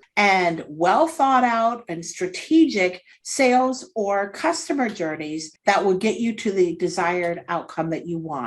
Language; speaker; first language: English; native; English